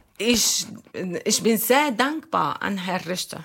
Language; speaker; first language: German; non-native, learner; Arabic